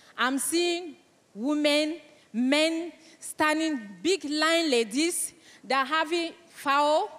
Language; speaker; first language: English; non-native, local second language; French